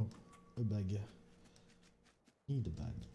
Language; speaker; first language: English; non-native, learner; French